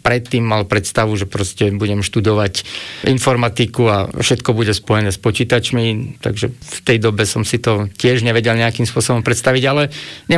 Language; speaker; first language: Slovak; native; Slovak